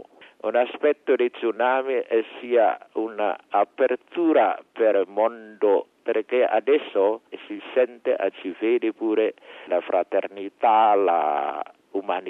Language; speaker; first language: Italian; non-native, learner; Indonesian